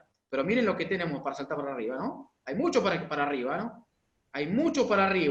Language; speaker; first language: Spanish; native; Spanish